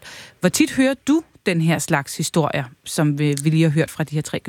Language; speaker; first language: Danish; native; Danish